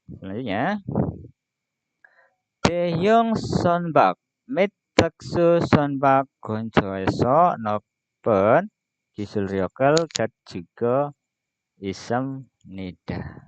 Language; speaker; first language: Korean; non-native, fluent; Indonesian